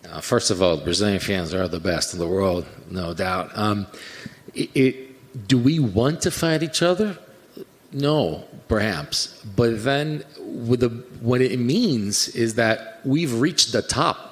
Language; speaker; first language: English; non-native, fluent; Portuguese